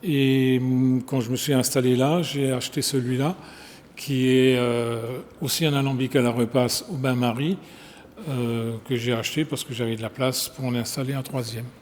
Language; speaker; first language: French; native; French